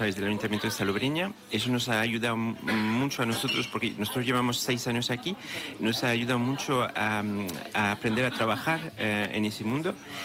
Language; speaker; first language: Spanish; non-native, fluent; French